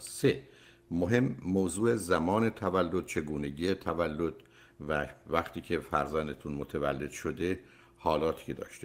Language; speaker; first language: Persian; native; Persian